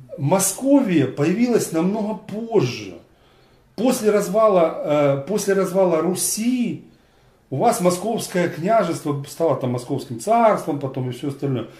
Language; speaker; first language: Russian; native; Russian